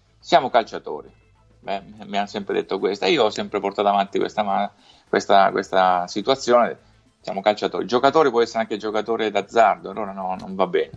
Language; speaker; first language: Italian; native; Italian